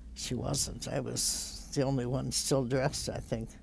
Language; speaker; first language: English; native; English